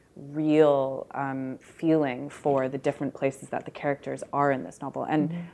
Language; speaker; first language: English; early bilingual, other home language; Russian